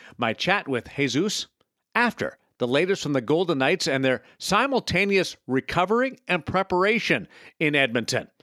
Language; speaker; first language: English; native; English